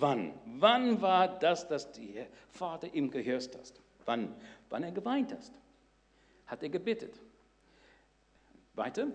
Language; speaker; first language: German; non-native, learner; English